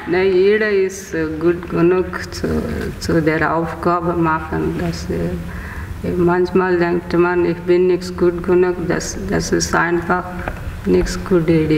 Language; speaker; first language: German; non-native, learner; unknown